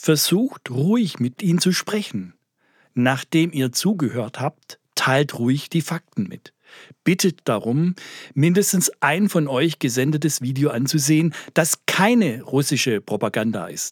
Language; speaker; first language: German; native; German